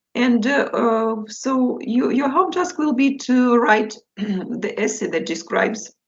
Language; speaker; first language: English; non-native, fluent; Russian